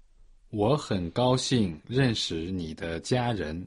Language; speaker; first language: Chinese; non-native, learner; Portuguese